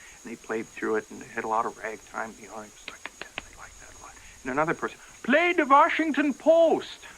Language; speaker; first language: English; native; English